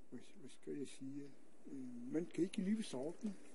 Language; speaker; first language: Danish; non-native, local second language; Kalaallisut